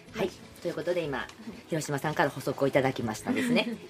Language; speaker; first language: Japanese; native; Japanese